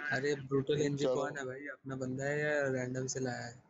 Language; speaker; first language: Hindi; non-native, local second language; Gujarati